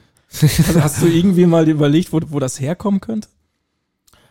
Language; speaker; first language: German; native; German